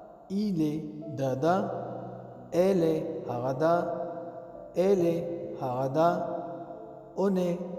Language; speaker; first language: French; non-native, learner; Pashto